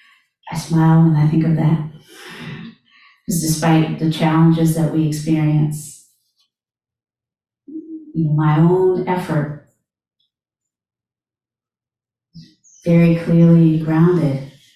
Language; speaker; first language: English; native; English